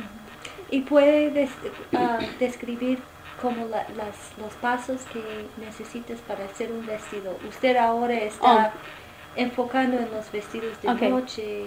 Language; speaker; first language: Spanish; non-native, fluent; English